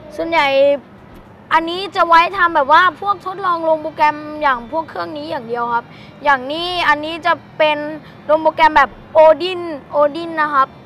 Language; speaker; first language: Thai; native; Thai